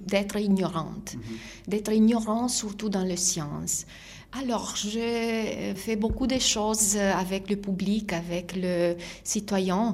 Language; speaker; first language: French; non-native, fluent; Italian